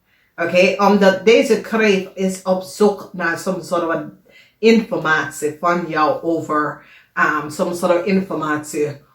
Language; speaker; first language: Dutch; non-native, learner; English